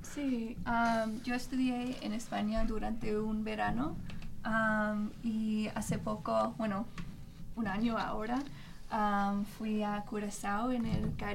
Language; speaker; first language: Spanish; non-native, fluent; English